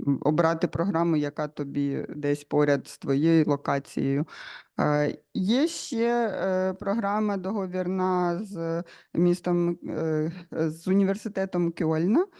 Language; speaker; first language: Ukrainian; native; Ukrainian